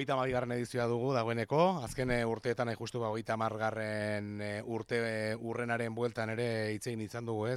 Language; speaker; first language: Basque; native; Basque